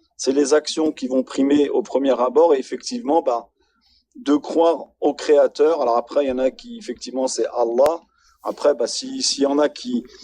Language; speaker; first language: French; native; French